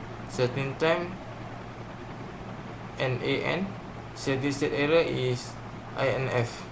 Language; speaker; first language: English; non-native, learner; Malay